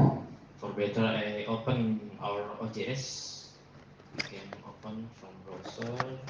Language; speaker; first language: English; non-native, learner; Indonesian